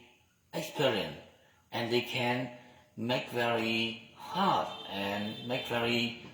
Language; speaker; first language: English; non-native, learner; Vietnamese